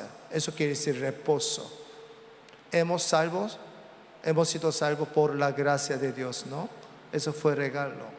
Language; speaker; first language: Spanish; non-native, learner; Korean